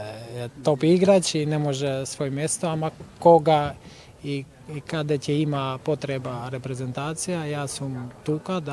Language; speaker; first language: Macedonian; non-native, local second language; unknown